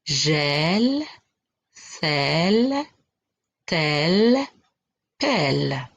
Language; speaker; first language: French; native; French